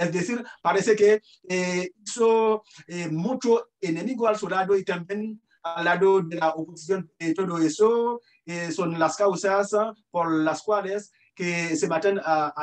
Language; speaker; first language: Spanish; non-native, fluent; Haitian Creole